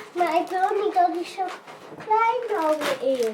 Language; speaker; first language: Dutch; early bilingual, other home language; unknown